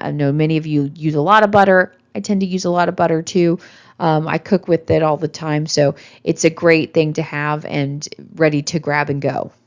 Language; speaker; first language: English; native; English